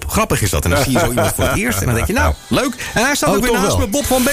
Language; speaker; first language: Dutch; native; Dutch